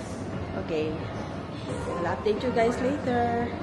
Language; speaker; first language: English; non-native, fluent; Filipino